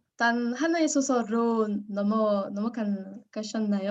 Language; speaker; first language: Korean; non-native, learner; French